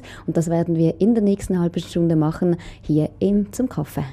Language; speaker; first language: German; native; German